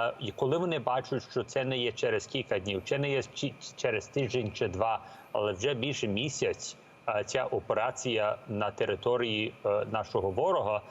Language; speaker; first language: Ukrainian; early bilingual, heritage; Ukrainian